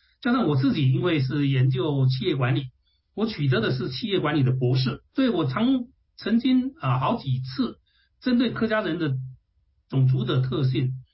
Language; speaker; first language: Chinese; non-native, local second language; Hakka Chinese